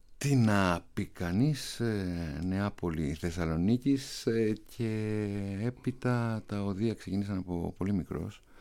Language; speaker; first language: Greek; native; Greek